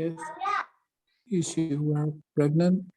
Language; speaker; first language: English; non-native, learner; Spanish